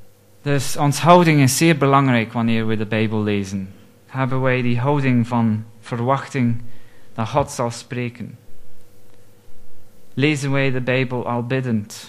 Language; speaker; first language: Dutch; non-native, fluent; English